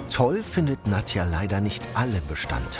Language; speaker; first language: German; native; German